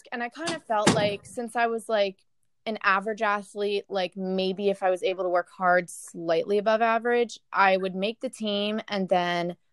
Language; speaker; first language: English; native; English